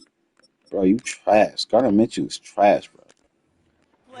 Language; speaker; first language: English; native; English